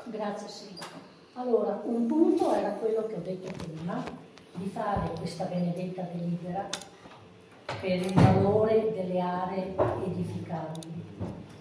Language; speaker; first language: Italian; native; Italian